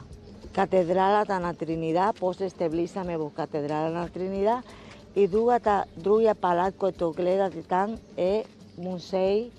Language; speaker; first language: Bulgarian; non-native, fluent; Spanish